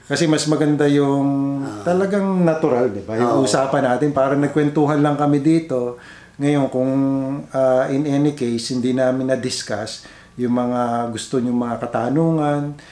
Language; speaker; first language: Filipino; native; Filipino